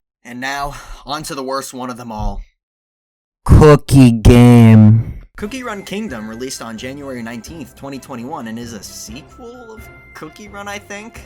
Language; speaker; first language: English; native; English